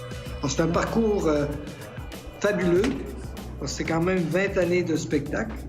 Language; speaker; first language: French; native; French